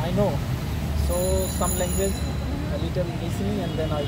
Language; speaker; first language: English; non-native, learner; Hindi